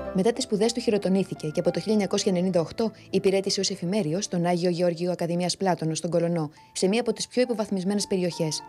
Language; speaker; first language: Greek; native; Greek